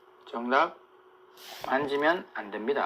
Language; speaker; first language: Korean; native; Korean